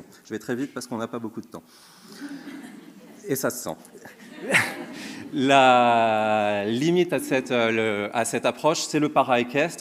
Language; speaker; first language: French; native; French